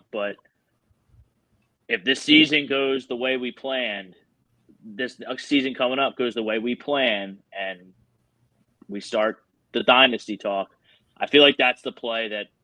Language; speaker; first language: English; native; English